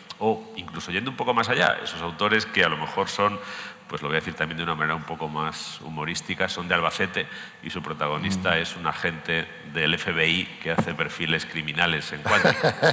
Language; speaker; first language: Spanish; native; Spanish